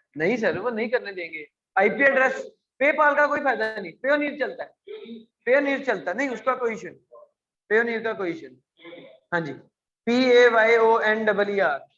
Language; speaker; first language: Urdu; non-native, local second language; Punjabi